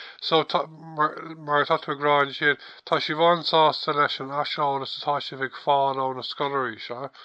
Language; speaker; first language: Irish; non-native, local second language; English